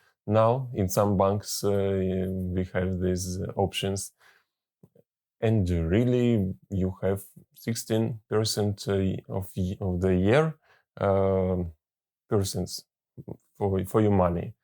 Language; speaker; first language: English; non-native, learner; Russian